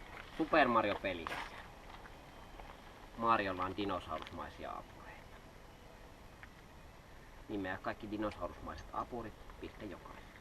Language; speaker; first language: Finnish; native; Finnish